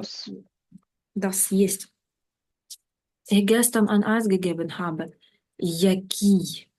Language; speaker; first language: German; non-native, fluent; Ukrainian